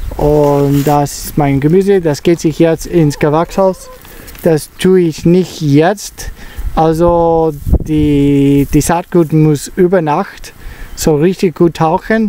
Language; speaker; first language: German; non-native, learner; Italian